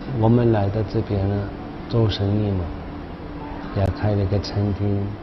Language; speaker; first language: Chinese; non-native, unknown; Arabic